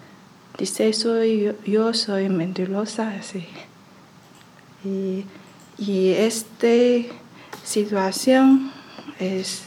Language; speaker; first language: Spanish; non-native, learner; Chinese